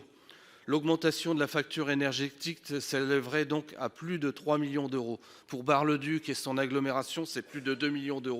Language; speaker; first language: French; native; French